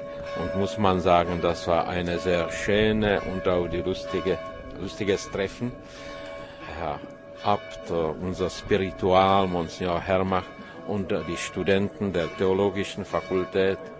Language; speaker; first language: German; non-native, fluent; Czech